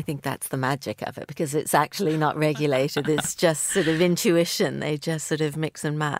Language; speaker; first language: English; native; English